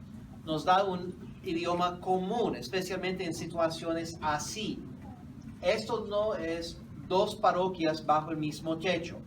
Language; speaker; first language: Spanish; non-native, fluent; English